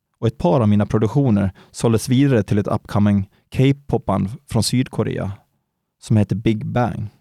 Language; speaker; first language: Swedish; native; Swedish